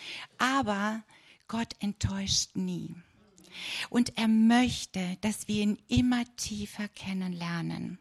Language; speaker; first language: German; non-native, fluent; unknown